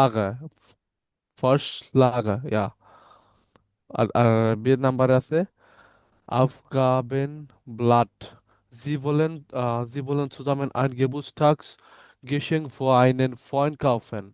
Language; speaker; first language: German; non-native, learner; Bangla